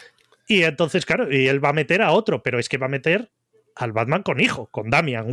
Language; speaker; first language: Spanish; native; Spanish